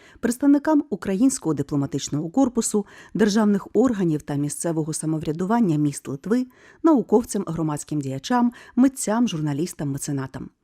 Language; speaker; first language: Ukrainian; native; Ukrainian